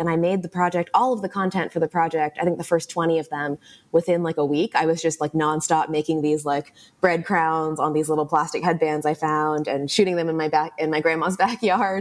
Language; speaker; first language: English; native; English